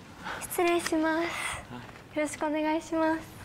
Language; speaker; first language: Japanese; non-native, fluent; English